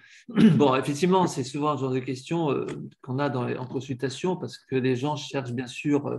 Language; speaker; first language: French; native; French